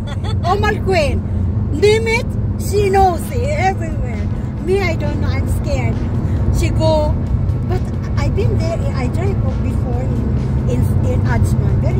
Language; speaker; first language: English; non-native, learner; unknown